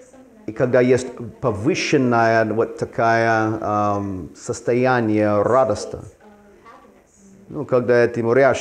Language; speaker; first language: Russian; non-native, fluent; English